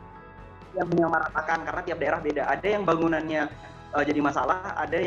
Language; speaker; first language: Indonesian; non-native, local second language; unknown